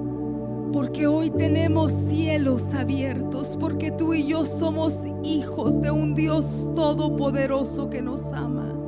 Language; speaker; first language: Spanish; native; Spanish